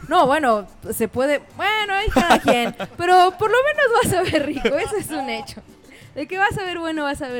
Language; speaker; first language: Spanish; native; Spanish